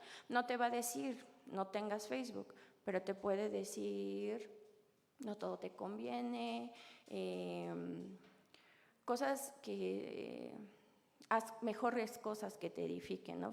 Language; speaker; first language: Spanish; native; Spanish